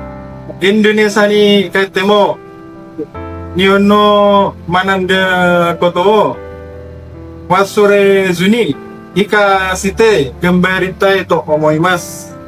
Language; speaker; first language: Japanese; non-native, learner; Indonesian